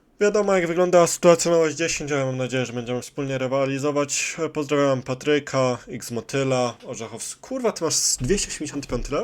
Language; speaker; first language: Polish; native; Polish